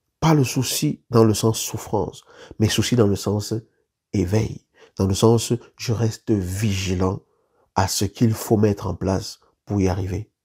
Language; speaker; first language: French; native; French